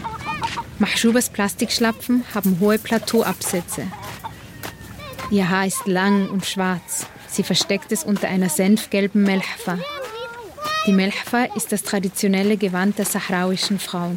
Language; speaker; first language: German; native; German